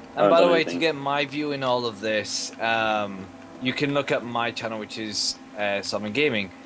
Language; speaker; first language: English; native; English